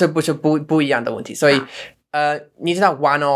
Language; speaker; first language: Chinese; non-native, learner; English